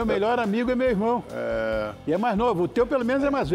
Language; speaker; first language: Portuguese; native; Portuguese